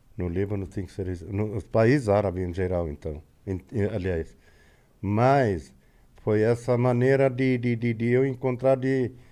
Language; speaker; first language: Portuguese; non-native, fluent; Arabic